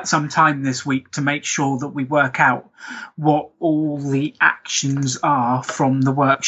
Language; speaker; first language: English; native; English